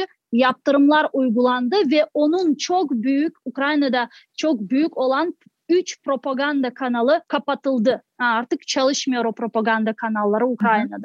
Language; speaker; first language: Turkish; non-native, fluent; Crimean Tatar